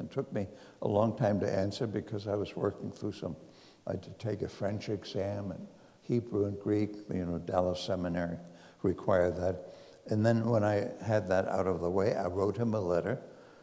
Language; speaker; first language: English; non-native, fluent; German